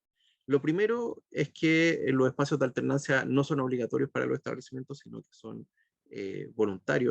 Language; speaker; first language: Spanish; native; Spanish